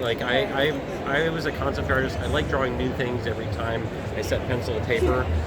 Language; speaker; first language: English; native; English